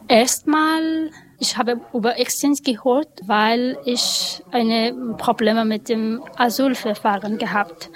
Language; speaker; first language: German; non-native, learner; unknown